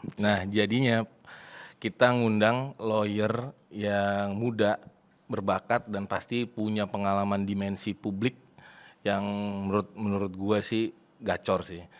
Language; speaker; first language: Indonesian; native; Indonesian